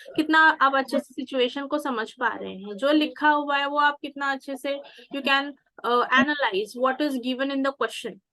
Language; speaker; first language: Hindi; non-native, local second language; Marathi